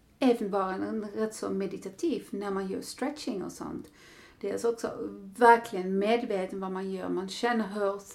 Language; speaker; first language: Swedish; non-native, fluent; Dutch